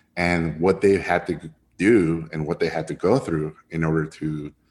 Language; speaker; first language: English; non-native, fluent; Spanish